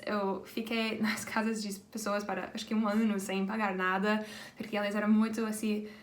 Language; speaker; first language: Portuguese; non-native, fluent; English